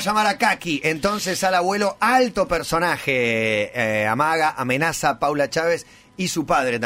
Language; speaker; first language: Spanish; native; Spanish